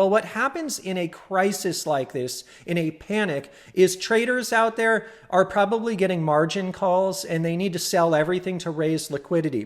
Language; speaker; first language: English; native; English